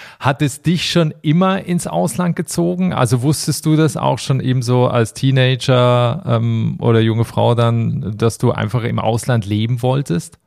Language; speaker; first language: German; native; German